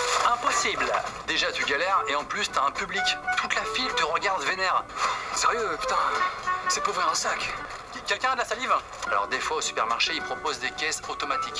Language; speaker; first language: French; native; French